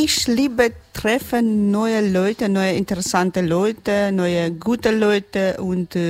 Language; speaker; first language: German; non-native, learner; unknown